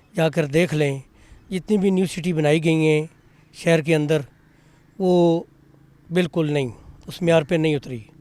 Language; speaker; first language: Urdu; non-native, local second language; Pahari-Potwari